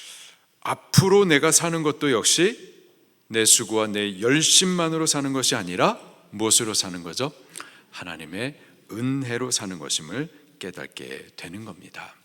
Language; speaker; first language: Korean; native; Korean